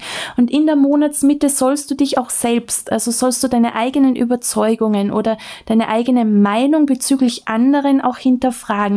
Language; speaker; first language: German; native; German